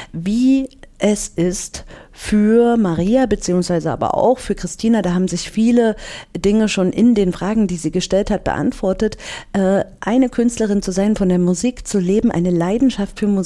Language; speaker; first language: German; native; German